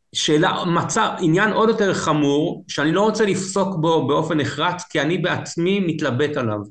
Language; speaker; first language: Hebrew; native; Hebrew